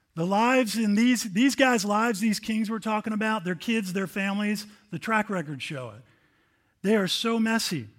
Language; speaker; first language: English; native; English